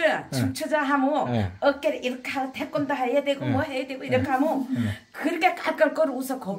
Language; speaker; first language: Korean; native; Korean